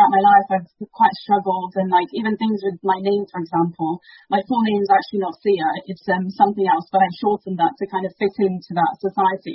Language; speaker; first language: English; early bilingual, other home language; Persian